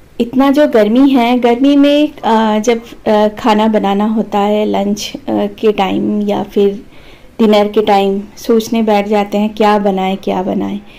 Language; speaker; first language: Hindi; non-native, local second language; Bangla